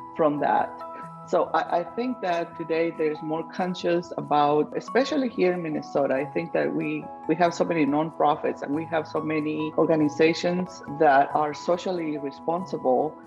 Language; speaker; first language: English; non-native, fluent; Spanish